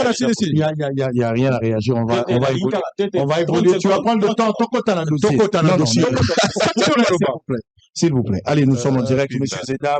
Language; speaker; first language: French; non-native, local second language; Lingala